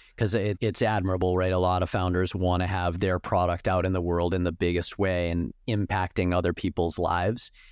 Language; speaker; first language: English; native; English